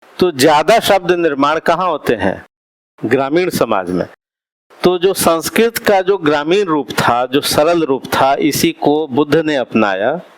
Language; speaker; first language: Hindi; native; Hindi